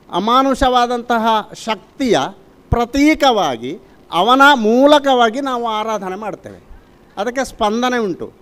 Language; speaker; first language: Kannada; non-native, local second language; Tulu